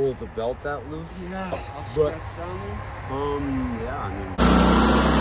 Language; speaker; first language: English; native; English